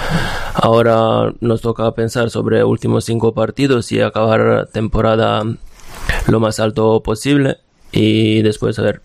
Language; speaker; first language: Spanish; non-native, fluent; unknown